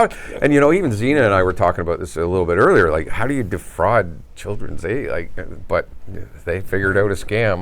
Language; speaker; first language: English; native; English